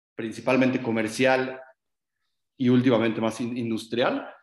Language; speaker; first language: Spanish; native; Spanish